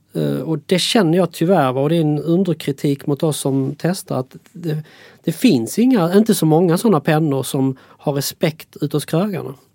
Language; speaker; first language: Swedish; native; Swedish